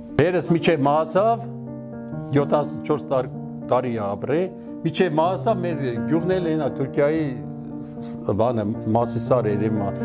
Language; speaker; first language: Armenian; non-native, local second language; Kurdish